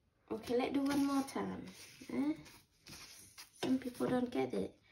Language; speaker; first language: English; non-native, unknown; Thai